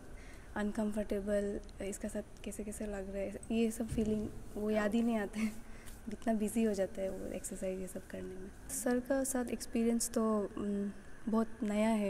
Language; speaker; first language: Hindi; non-native, local second language; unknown